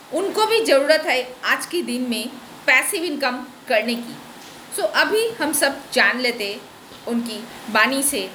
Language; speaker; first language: Hindi; non-native, local second language; Bangla